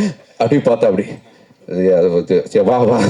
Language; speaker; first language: Tamil; native; Tamil